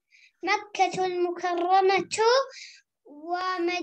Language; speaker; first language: Arabic; native; Arabic